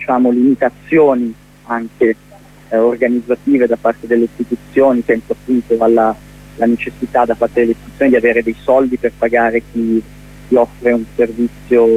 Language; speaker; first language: Italian; native; Italian